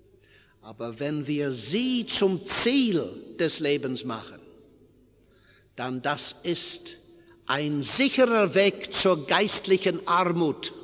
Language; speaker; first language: German; non-native, fluent; English